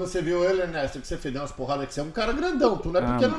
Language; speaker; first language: Portuguese; native; Portuguese